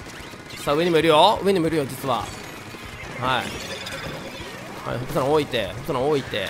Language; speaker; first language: Japanese; native; Japanese